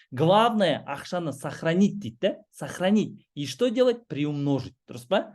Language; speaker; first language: Russian; non-native, local second language; Kazakh